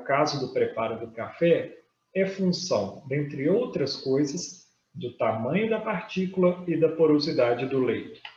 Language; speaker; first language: Portuguese; native; Portuguese